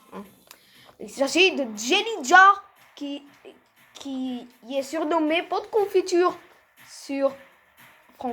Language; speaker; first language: French; native; French